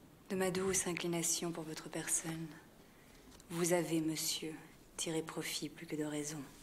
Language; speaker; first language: French; native; French